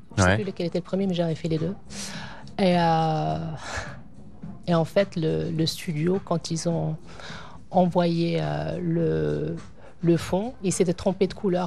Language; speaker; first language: French; native; French